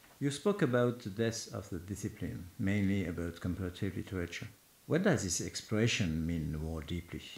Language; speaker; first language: English; non-native, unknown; French